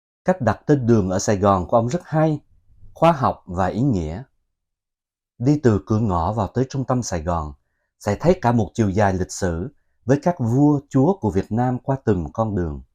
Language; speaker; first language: Vietnamese; native; Vietnamese